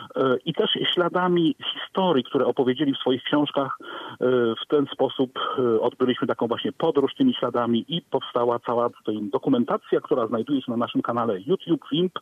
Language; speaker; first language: Polish; native; Polish